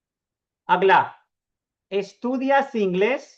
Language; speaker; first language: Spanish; non-native, fluent; Urdu